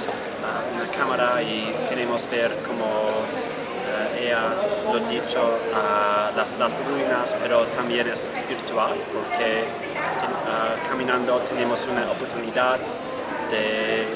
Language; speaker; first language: Spanish; non-native, fluent; English